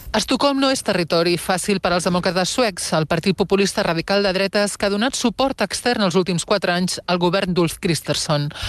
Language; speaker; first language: Catalan; native; Catalan